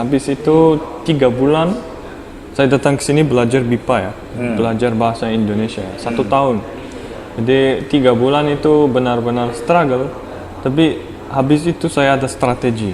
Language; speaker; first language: Indonesian; non-native, fluent; Turkmen